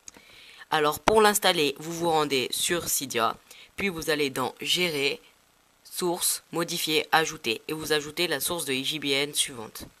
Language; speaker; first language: French; native; French